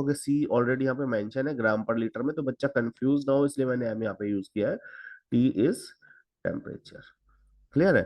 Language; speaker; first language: Hindi; native; Hindi